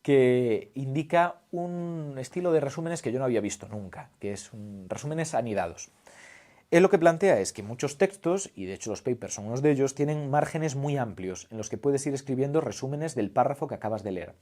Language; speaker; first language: Spanish; native; Spanish